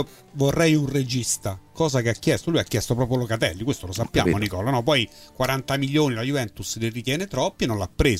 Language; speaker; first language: Italian; native; Italian